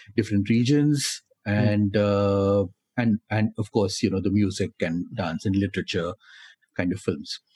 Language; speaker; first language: English; non-native, local second language; Hindi